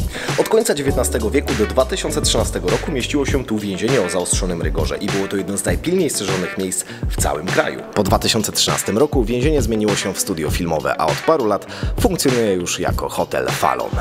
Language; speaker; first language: Polish; native; Polish